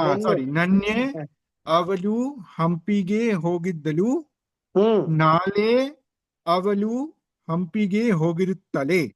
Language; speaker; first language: Kannada; non-native, learner; English